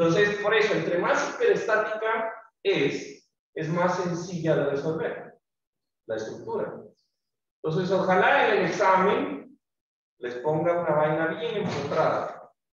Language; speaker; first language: Spanish; native; Spanish